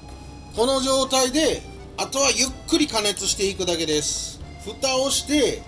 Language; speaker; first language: Japanese; native; Japanese